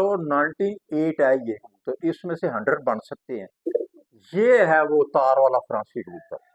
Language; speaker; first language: Hindi; non-native, local second language; Punjabi